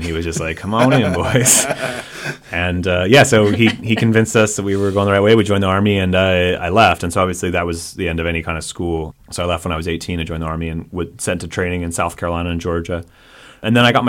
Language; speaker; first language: English; native; English